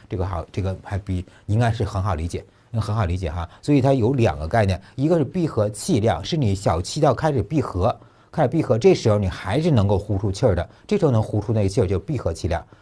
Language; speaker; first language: Chinese; native; Chinese